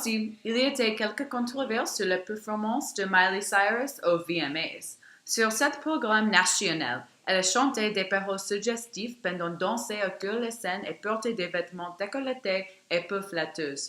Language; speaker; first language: French; non-native, learner; English